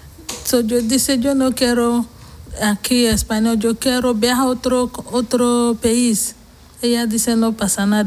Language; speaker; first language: Spanish; non-native, learner; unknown